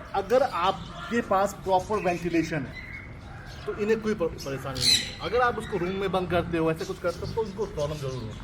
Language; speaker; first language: Hindi; native; Hindi